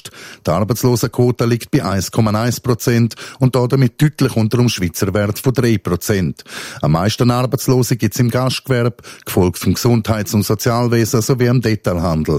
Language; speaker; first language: German; native; German